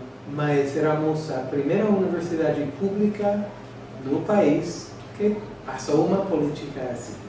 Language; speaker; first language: Portuguese; non-native, fluent; English